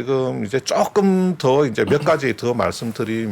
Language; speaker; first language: Korean; native; Korean